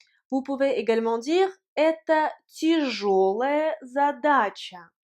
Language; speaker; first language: French; non-native, fluent; Russian